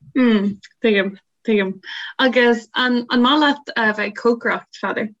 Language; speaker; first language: Irish; native; Irish